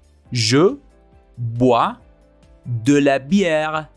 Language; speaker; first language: French; non-native, learner; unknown